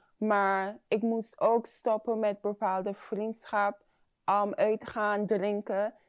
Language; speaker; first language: Dutch; non-native, fluent; English